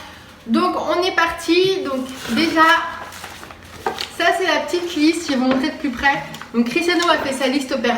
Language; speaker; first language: French; native; French